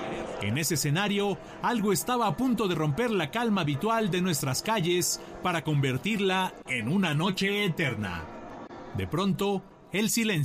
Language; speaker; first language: Spanish; native; Spanish